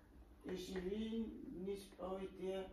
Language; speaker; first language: German; non-native, learner; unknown